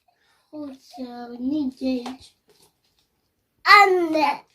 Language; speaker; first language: Dutch; non-native, learner; Tigrinya